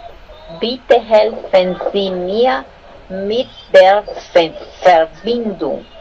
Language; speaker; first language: German; non-native, learner; Spanish